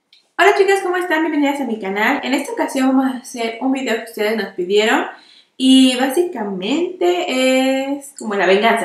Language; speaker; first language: Spanish; native; Spanish